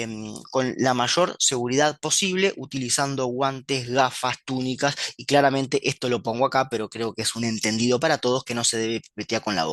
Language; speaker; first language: Spanish; native; Spanish